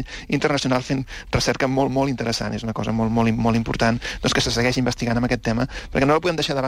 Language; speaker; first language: Catalan; native; Catalan